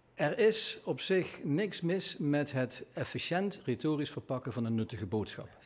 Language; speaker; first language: Dutch; native; Dutch